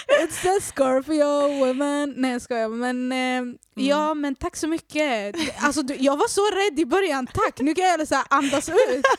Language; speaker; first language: Swedish; early bilingual, other home language; Arabic